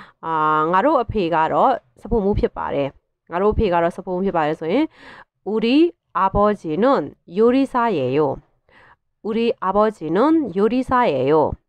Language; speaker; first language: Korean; non-native, fluent; Burmese